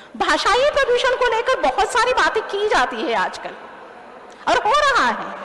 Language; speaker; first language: Hindi; non-native, local second language; Kannada